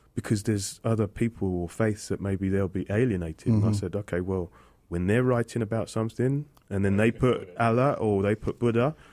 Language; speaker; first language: English; native; English